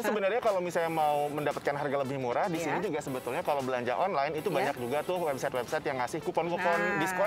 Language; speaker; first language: Indonesian; native; Indonesian